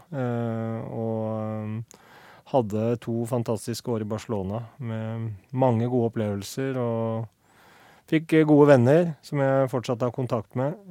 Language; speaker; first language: Norwegian; native; Norwegian